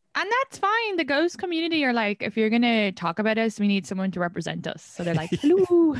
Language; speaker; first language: English; native; English